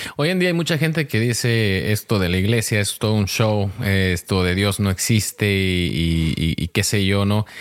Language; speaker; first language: Spanish; early bilingual, heritage; Spanish